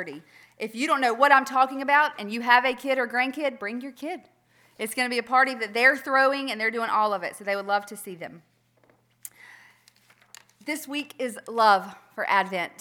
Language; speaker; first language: English; native; English